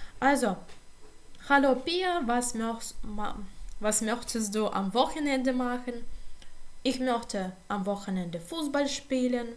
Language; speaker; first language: German; non-native, fluent; Ukrainian